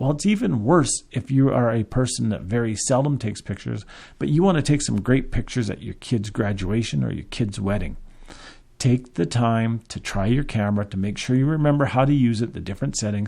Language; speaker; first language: English; native; English